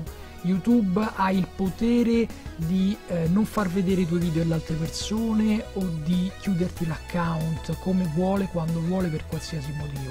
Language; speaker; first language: Italian; native; Italian